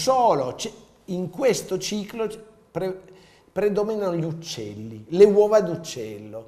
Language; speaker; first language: Italian; native; Italian